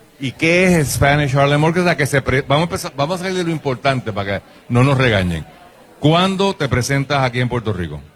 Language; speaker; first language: Spanish; native; Spanish